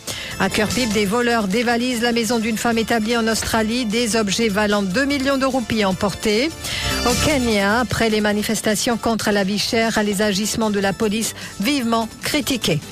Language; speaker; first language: French; non-native, local second language; Morisyen